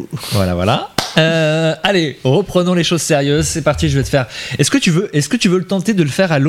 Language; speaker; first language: French; native; French